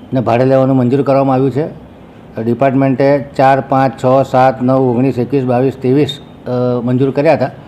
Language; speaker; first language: Gujarati; native; Gujarati